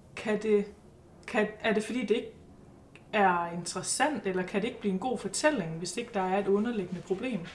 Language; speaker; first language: Danish; native; Danish